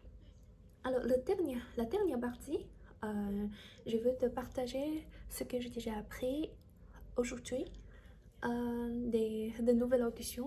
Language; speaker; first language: French; non-native, learner; Chinese